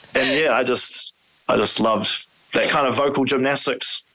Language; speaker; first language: English; native; English